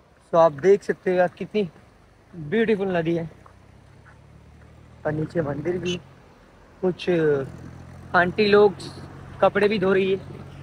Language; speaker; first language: Hindi; non-native, local second language; Gujarati